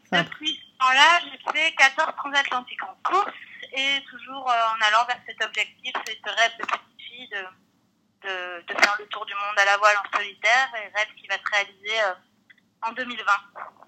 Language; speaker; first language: French; native; French